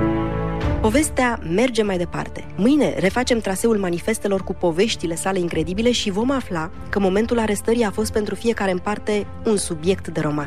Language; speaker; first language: Romanian; native; Romanian